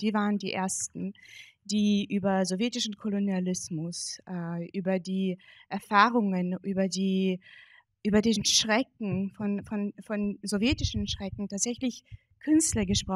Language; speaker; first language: German; non-native, fluent; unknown